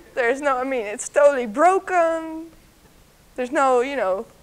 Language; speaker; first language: English; non-native, fluent; Dutch